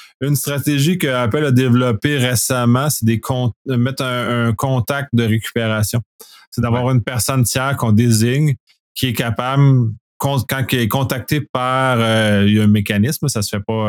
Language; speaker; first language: French; native; French